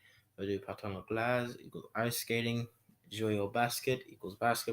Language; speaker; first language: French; non-native, learner; English